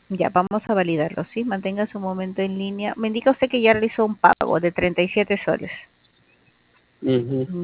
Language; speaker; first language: Spanish; native; Spanish